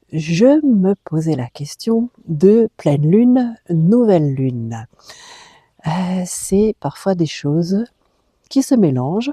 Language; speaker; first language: French; native; French